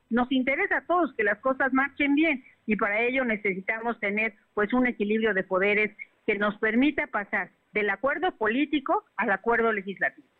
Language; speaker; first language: Spanish; native; Spanish